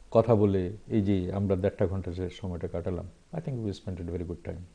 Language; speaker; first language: Bangla; native; Bangla